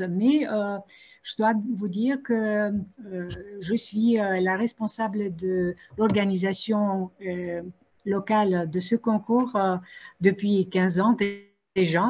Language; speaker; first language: French; non-native, fluent; Romanian